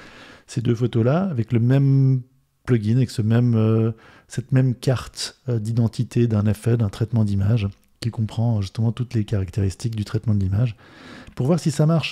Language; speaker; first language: French; native; French